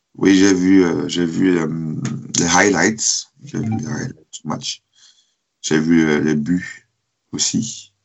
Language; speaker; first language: French; non-native, fluent; German